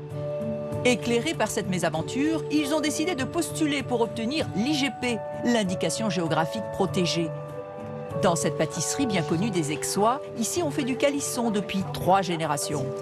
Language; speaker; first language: French; native; French